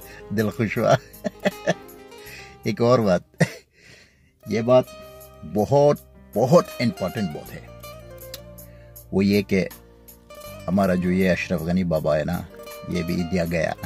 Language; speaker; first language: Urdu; non-native, fluent; Pashto